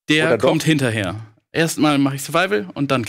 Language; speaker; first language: German; native; German